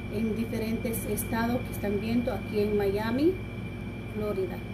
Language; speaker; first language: Spanish; non-native, local second language; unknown